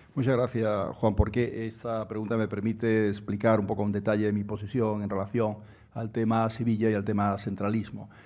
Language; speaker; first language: Spanish; native; Spanish